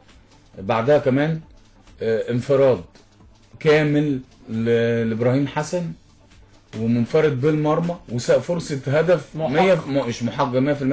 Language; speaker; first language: Arabic; native; Arabic